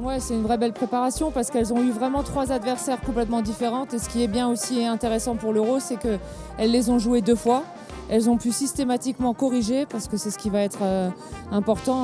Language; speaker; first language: French; native; French